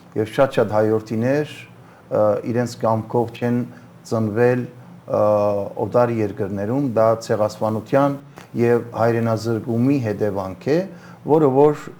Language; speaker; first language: Armenian; early bilingual, heritage; Armenian